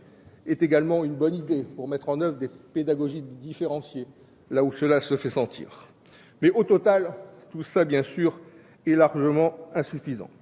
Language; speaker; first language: French; native; French